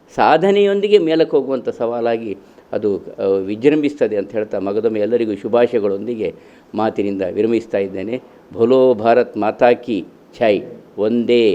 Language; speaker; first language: Kannada; non-native, local second language; Tulu